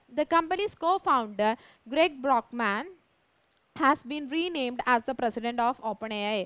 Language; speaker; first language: English; non-native, local second language; Malayalam